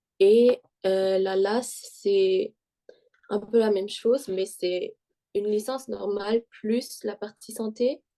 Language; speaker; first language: French; early bilingual, heritage; French